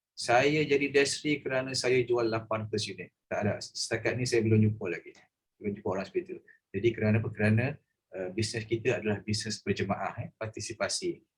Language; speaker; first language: Malay; native; Malay